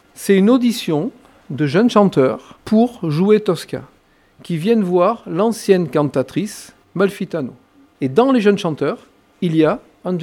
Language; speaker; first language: French; native; French